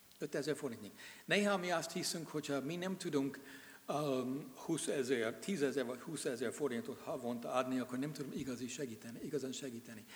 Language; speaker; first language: Hungarian; non-native, fluent; English